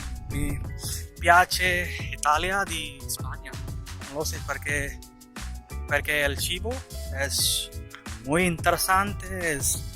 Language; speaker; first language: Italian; non-native, learner; Tamil